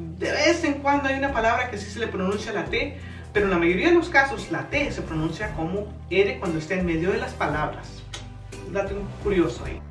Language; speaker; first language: Spanish; native; Spanish